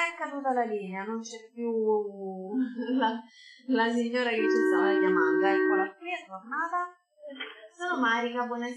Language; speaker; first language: Italian; native; Italian